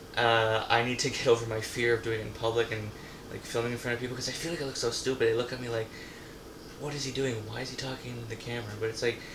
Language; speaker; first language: English; native; English